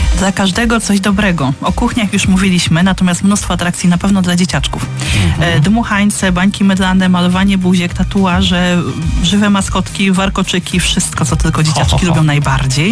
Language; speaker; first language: Polish; native; Polish